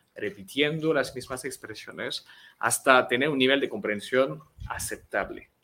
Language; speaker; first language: Spanish; non-native, fluent; French